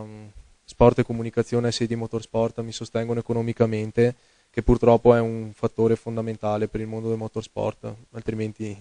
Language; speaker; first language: Italian; native; Italian